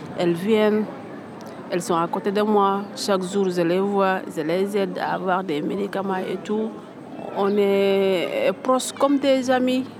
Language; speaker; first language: French; non-native, local second language; Fula